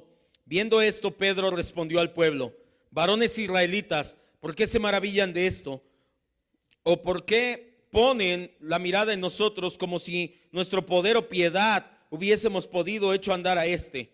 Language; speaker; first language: Spanish; native; Spanish